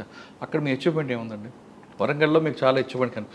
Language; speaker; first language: Telugu; native; Telugu